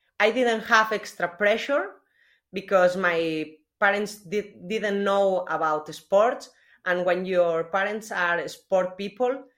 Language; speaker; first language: English; non-native, learner; Spanish